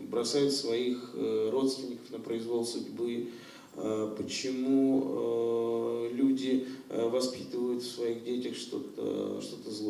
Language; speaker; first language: Russian; native; Russian